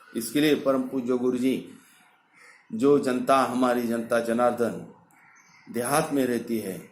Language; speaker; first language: Hindi; non-native, local second language; Marathi